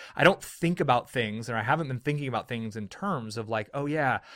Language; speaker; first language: English; native; English